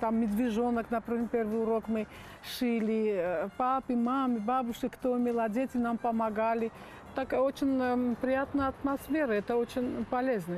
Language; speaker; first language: Russian; non-native, local second language; Armenian